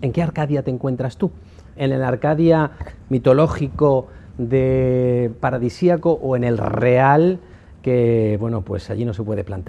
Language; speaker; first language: Spanish; native; Spanish